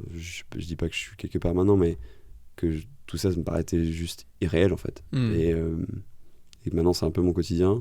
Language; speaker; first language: French; native; French